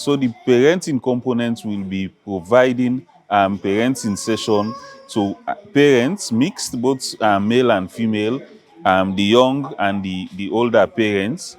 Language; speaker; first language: English; non-native, local second language; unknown